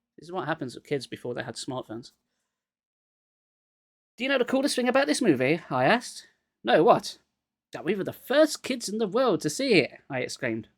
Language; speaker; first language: English; native; English